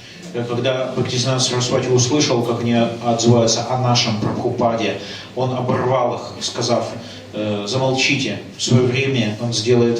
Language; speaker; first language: Russian; native; Russian